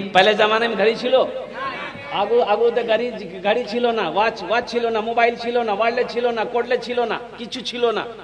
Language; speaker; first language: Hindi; non-native, local second language; Bangla